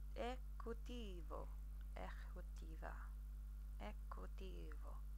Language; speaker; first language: Spanish; non-native, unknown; English